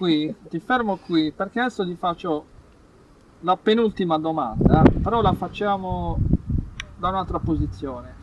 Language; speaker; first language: Italian; native; Italian